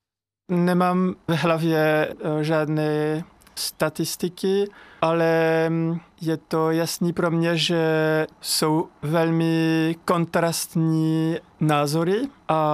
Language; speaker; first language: Czech; non-native, fluent; French